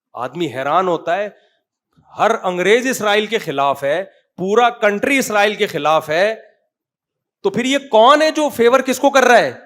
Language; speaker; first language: Urdu; native; Urdu